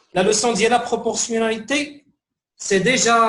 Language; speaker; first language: French; non-native, local second language; Arabic